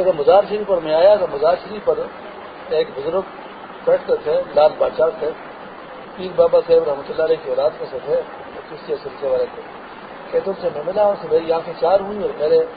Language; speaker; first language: Urdu; non-native, local second language; Pashto